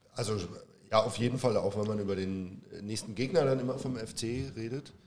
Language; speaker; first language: German; native; German